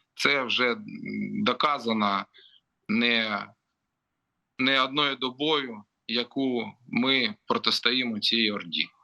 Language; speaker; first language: Ukrainian; non-native, local second language; Russian